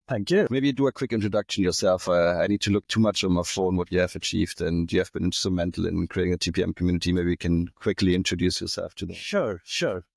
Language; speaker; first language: English; non-native, fluent; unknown